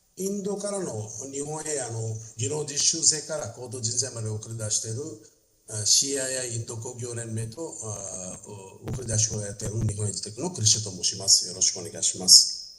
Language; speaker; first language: Japanese; non-native, fluent; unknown